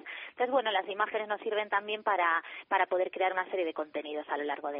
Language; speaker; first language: Spanish; native; Spanish